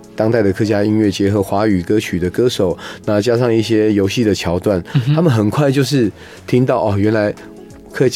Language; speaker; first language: Chinese; non-native, local second language; Hakka Chinese